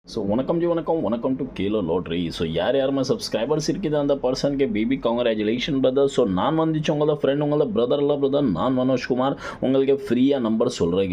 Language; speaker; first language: Tamil; non-native, learner; Kannada